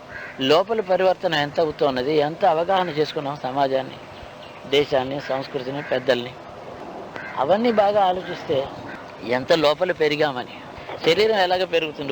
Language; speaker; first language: Telugu; native; Telugu